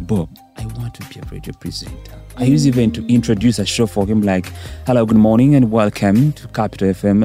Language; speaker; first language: English; non-native, local second language; Ganda